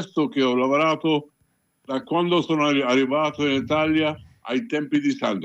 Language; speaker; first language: Italian; non-native, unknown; Hindi